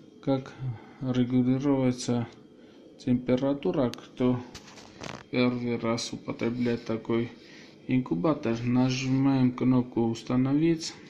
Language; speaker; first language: Russian; non-native, local second language; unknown